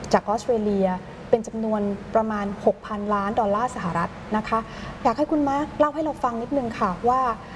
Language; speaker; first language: Thai; native; Thai